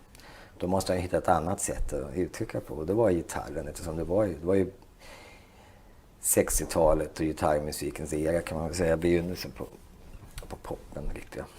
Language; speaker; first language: Swedish; native; Swedish